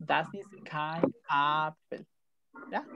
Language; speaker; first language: German; non-native, fluent; Spanish